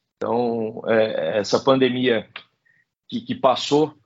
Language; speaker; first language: Portuguese; native; Portuguese